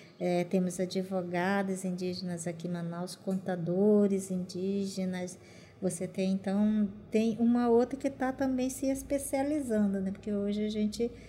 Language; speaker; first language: Portuguese; non-native, local second language; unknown